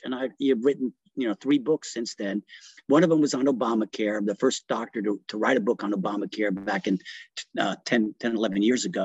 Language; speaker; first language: English; early bilingual, other home language; Italian